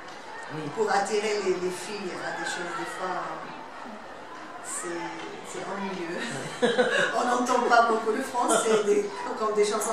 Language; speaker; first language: French; non-native, fluent; Arabic